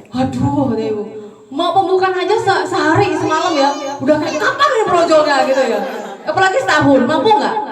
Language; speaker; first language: Indonesian; non-native, local second language; Madurese